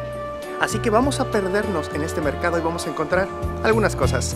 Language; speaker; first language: Spanish; native; Spanish